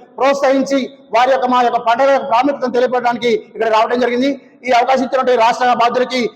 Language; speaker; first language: Telugu; non-native, local second language; Lambadi